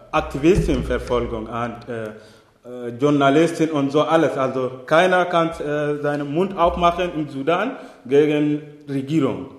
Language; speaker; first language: German; non-native, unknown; Arabic